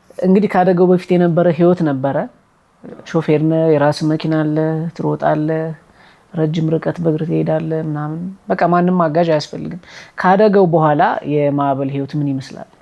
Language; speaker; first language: Amharic; native; Amharic